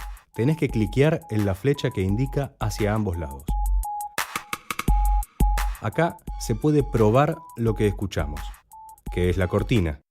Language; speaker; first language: Spanish; native; Spanish